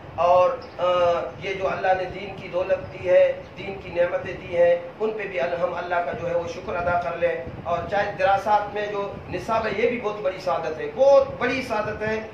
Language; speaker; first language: Urdu; non-native, local second language; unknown